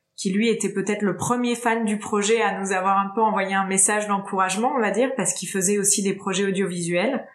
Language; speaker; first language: French; native; French